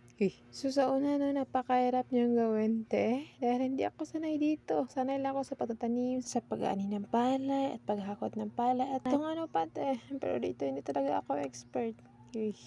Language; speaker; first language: Filipino; non-native, local second language; Cebuano